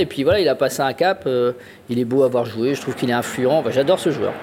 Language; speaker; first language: French; native; French